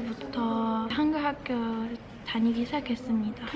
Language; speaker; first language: Korean; early bilingual, heritage; Czech